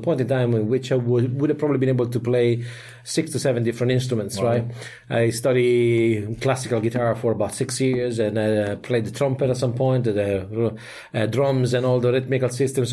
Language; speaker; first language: English; non-native, fluent; Italian